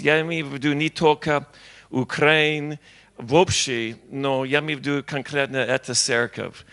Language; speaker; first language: Russian; non-native, learner; English